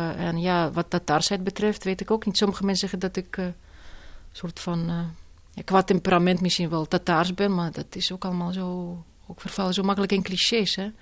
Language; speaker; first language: Dutch; non-native, fluent; Russian